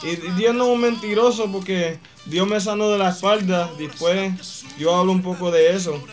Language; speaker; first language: Spanish; native; Spanish